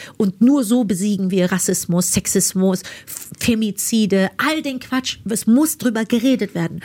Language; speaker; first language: German; early bilingual, other home language; Persian